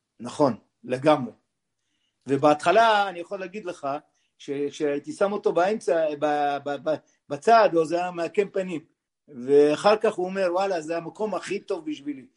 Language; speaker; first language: Hebrew; native; Hebrew